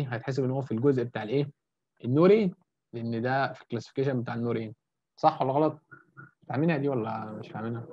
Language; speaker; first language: Arabic; native; Arabic